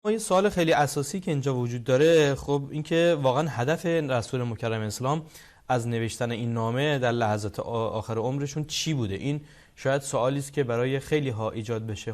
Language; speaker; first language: Persian; native; Persian